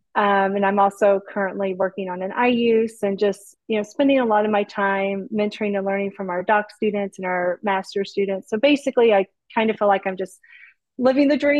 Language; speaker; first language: English; native; English